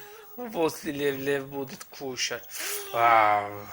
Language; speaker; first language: Russian; non-native, learner; Turkish